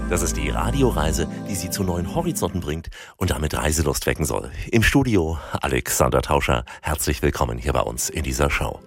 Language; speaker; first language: German; native; German